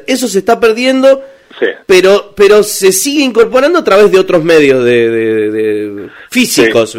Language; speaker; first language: Spanish; native; Spanish